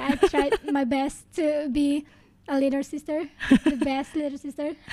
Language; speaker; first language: English; non-native, learner; Indonesian